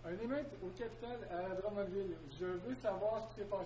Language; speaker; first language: French; native; French